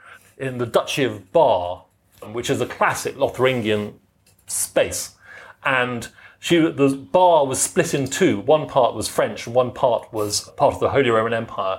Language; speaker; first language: English; native; English